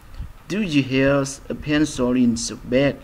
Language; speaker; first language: English; non-native, fluent; Khmer